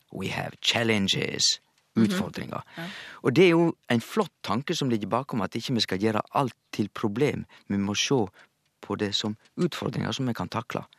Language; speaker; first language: Norwegian; native; Norwegian